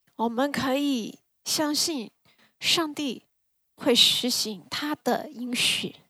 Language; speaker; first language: Chinese; early bilingual, heritage; Chinese